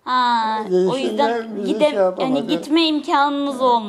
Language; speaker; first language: Turkish; native; Turkish